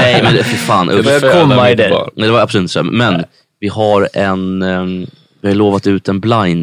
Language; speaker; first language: Swedish; native; Swedish